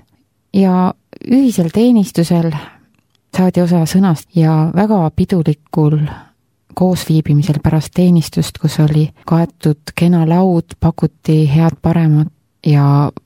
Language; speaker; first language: Estonian; native; Estonian